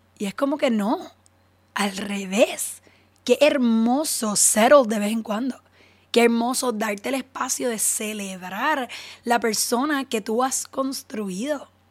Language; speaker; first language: Spanish; early bilingual, heritage; Spanish